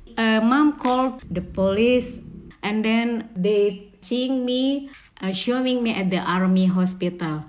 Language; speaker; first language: English; non-native, learner; Indonesian